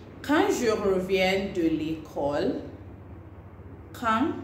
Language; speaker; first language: French; non-native, fluent; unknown